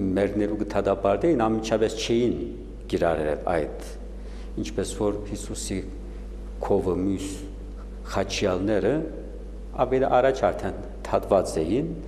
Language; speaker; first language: Armenian; native; Armenian